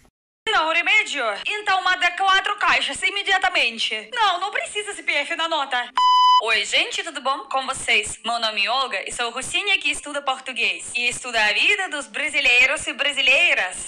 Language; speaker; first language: Portuguese; non-native, fluent; Russian